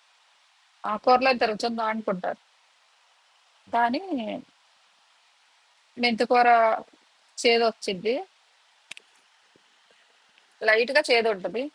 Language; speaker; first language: Telugu; native; Telugu